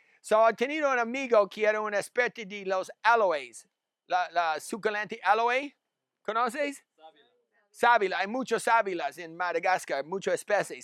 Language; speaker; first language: Spanish; non-native, learner; English